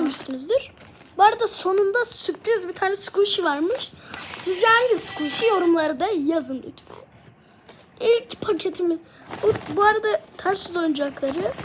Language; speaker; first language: Turkish; native; Turkish